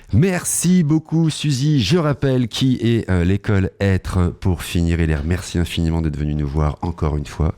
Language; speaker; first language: French; native; French